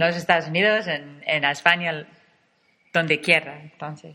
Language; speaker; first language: Spanish; non-native, fluent; English